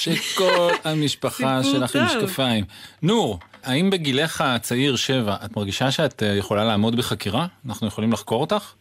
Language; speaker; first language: Hebrew; native; Hebrew